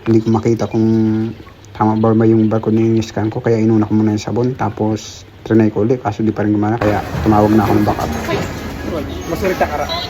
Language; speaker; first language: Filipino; non-native, local second language; Bikol